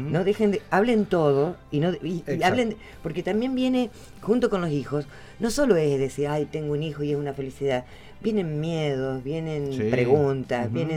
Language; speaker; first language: Spanish; native; Spanish